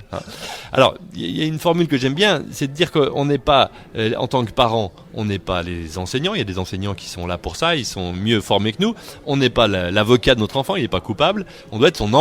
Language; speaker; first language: French; native; French